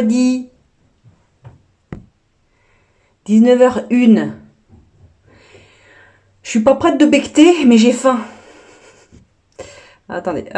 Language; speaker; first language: French; native; French